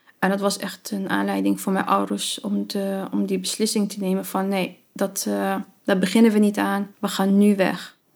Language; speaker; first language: Dutch; early bilingual, other home language; Arabic